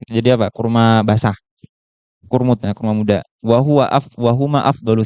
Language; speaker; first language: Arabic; non-native, fluent; Indonesian